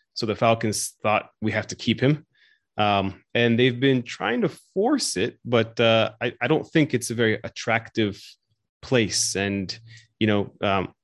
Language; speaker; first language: English; native; English